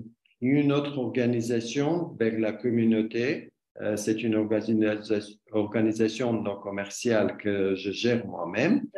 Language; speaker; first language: French; non-native, learner; Armenian